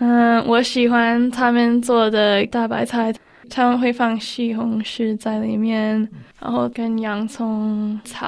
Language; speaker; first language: Chinese; early bilingual, heritage; Chinese